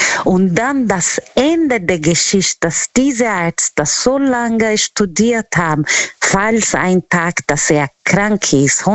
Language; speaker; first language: German; non-native, fluent; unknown